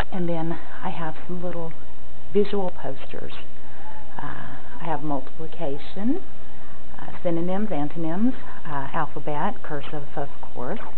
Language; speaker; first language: English; native; English